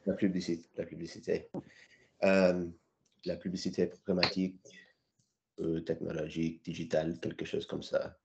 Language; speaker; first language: French; non-native, learner; English